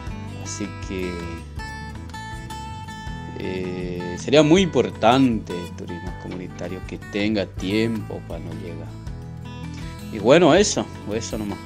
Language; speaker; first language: Spanish; non-native, local second language; Guarani